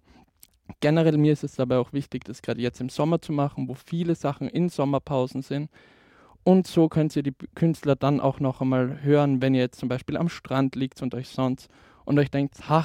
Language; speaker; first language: German; native; German